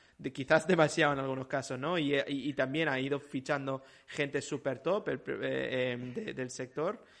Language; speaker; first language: Spanish; native; Spanish